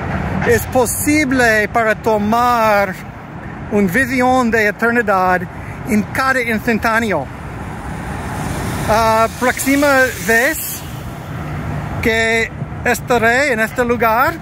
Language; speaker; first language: Spanish; non-native, learner; English